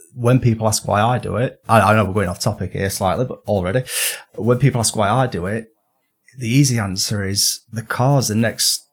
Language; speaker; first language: English; native; English